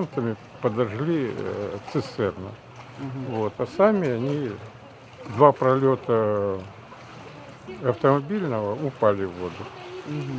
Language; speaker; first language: Russian; native; Russian